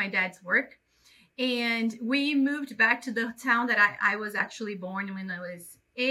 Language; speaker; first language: English; non-native, fluent; Portuguese